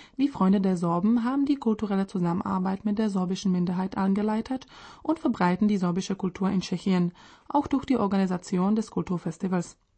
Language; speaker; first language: German; non-native, fluent; Czech